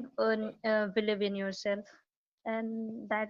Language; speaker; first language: English; non-native, learner; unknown